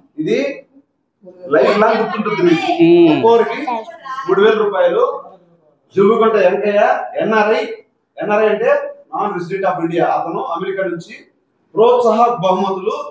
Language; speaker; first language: Telugu; native; Telugu